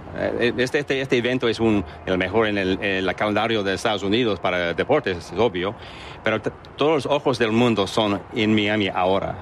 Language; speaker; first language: Spanish; non-native, learner; English